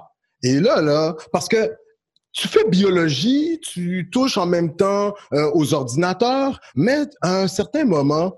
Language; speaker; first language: French; native; French